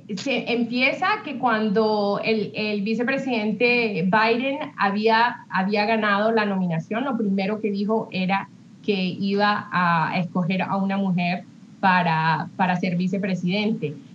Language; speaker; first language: Spanish; early bilingual, heritage; Spanish